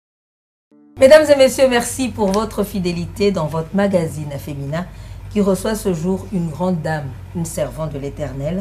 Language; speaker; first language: French; non-native, local second language; Lingala